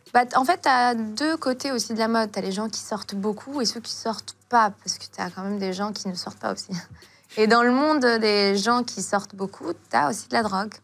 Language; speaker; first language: French; non-native, local second language; Arabic